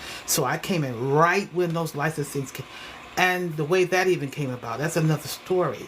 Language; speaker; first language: English; native; English